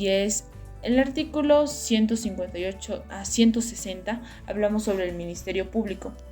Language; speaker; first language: Spanish; native; Spanish